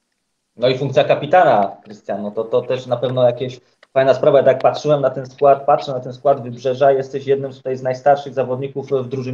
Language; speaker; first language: Polish; native; Polish